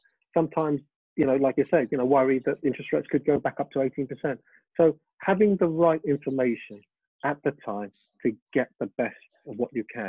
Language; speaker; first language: English; early bilingual, other home language; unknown